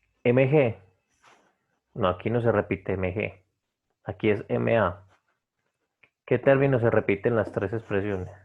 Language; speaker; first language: Spanish; native; Spanish